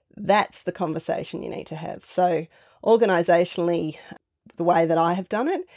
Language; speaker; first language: English; native; English